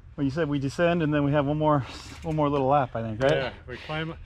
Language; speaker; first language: English; native; English